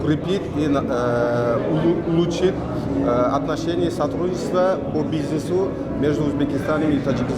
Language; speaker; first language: Russian; non-native, local second language; Uzbek